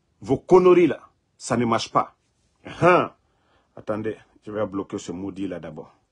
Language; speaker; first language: French; non-native, local second language; Mandingo